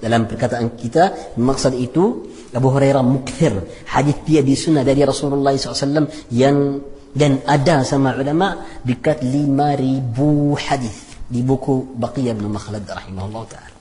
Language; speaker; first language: Indonesian; non-native, fluent; Arabic